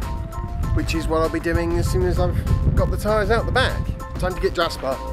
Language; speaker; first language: English; native; English